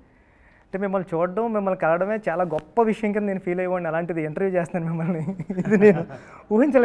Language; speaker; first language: Telugu; native; Telugu